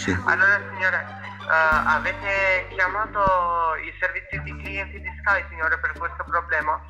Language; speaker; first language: Italian; non-native, local second language; Albanian